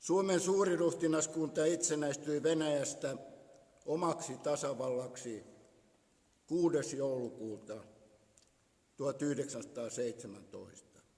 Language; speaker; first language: Finnish; native; Finnish